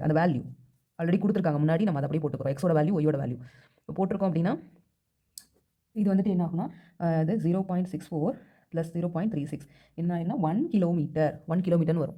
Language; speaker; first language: Tamil; native; Tamil